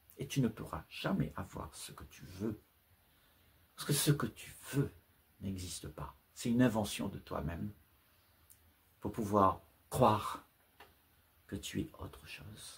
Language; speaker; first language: French; native; French